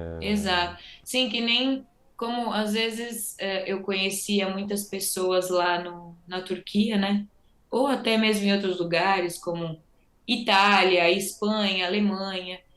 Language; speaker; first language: Portuguese; native; Portuguese